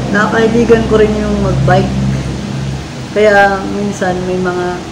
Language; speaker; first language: Filipino; non-native, local second language; Waray